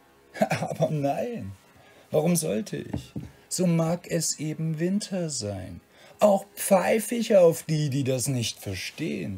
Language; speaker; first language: German; native; German